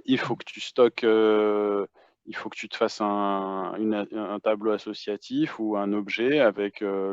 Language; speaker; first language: French; native; French